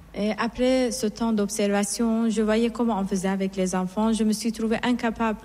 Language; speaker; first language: French; non-native, fluent; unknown